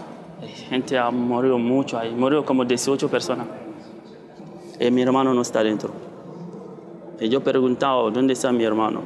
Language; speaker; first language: Spanish; non-native, learner; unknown